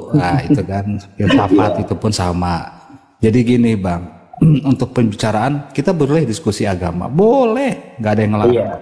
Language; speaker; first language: Indonesian; native; Indonesian